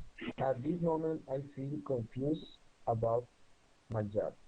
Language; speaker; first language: English; non-native, learner; Spanish